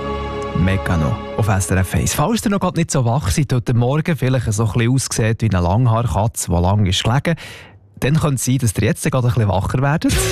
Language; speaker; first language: German; native; German